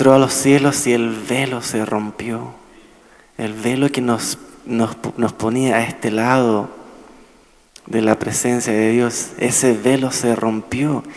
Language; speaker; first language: Spanish; native; Spanish